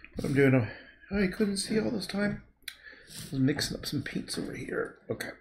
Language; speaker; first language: English; native; English